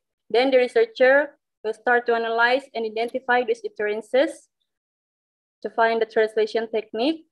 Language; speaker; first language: English; non-native, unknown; Indonesian